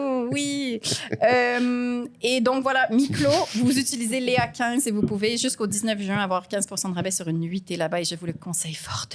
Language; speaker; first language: French; native; French